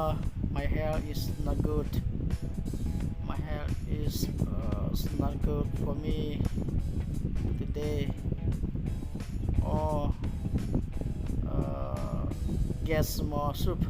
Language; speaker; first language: English; non-native, learner; Khmer